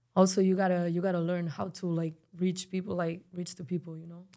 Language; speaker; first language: English; non-native, fluent; Spanish